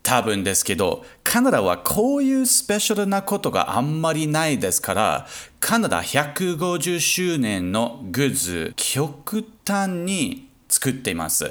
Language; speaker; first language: Japanese; non-native, learner; English